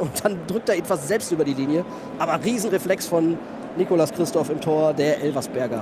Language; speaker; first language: German; native; German